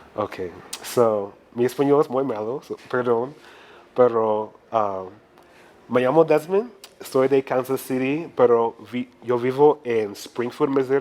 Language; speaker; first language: Spanish; non-native, learner; English